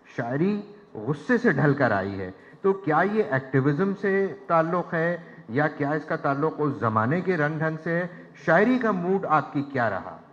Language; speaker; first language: Urdu; native; Urdu